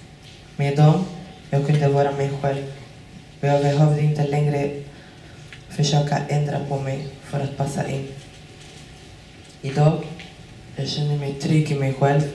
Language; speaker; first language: Swedish; non-native, fluent; Spanish